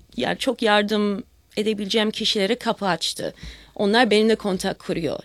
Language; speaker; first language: Turkish; early bilingual, heritage; Turkish